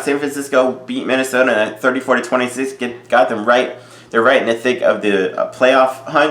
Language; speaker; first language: English; native; English